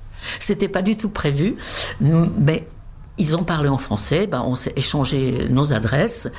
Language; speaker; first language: French; non-native, fluent; Czech